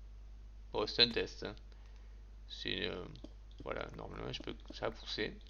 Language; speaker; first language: French; native; French